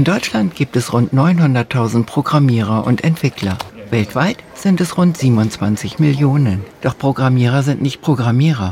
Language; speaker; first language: German; native; German